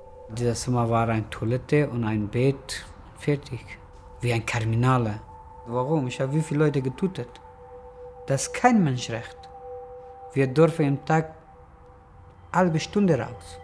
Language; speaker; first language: German; non-native, learner; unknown